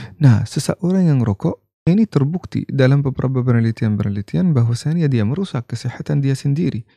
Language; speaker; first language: Indonesian; non-native, fluent; Arabic